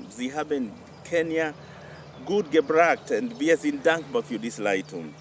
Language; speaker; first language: German; non-native, learner; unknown